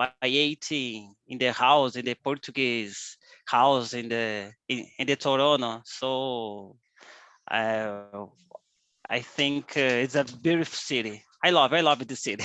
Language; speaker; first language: English; non-native, learner; Portuguese